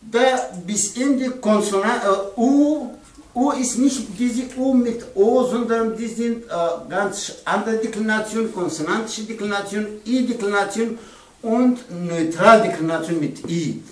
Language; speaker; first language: German; non-native, learner; Pashto